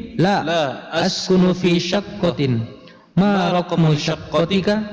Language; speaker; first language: Arabic; non-native, learner; Indonesian